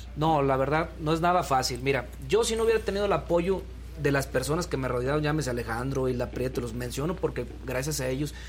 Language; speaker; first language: Spanish; native; Spanish